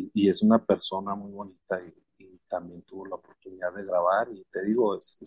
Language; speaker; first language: Spanish; native; Spanish